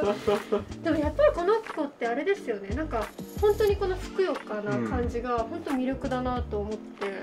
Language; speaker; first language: Japanese; native; Japanese